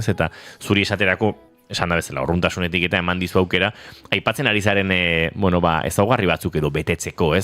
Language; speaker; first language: Basque; native; Basque